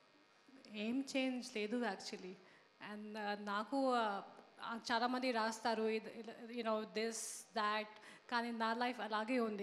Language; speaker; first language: Telugu; non-native, fluent; Hindi